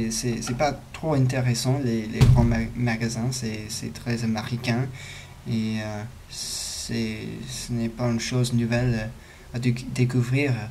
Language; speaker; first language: French; non-native, learner; English